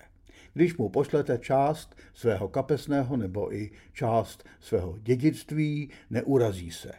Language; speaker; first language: Czech; native; Czech